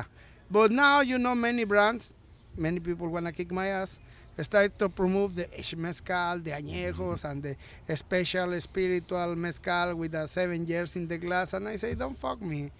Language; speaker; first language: English; non-native, learner; Spanish